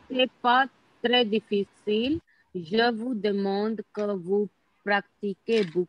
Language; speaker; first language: French; non-native, learner; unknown